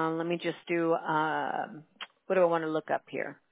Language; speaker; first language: English; early bilingual, other home language; Spanish